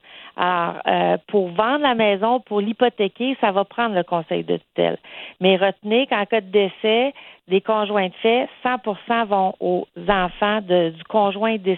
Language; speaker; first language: French; native; French